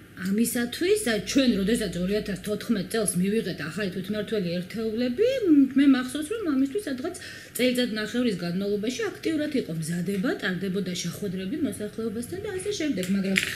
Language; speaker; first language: Georgian; native; Georgian